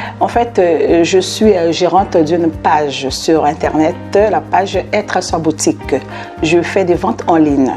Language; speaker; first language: French; non-native, local second language; Lingala